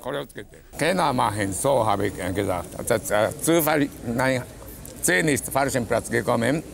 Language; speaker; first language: German; non-native, learner; Japanese